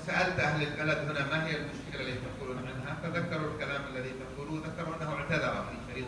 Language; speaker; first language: Arabic; native; Arabic